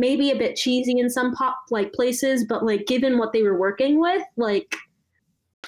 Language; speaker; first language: English; non-native, local second language; Malayalam